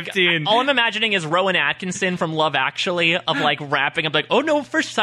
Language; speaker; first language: English; native; English